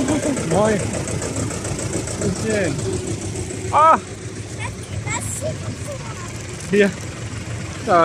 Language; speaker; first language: German; non-native, learner; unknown